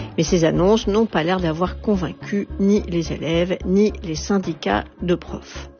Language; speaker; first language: French; native; French